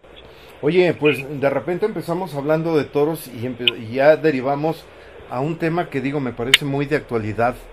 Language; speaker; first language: Spanish; native; Spanish